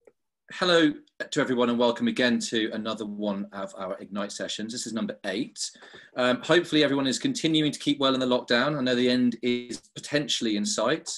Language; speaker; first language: English; native; English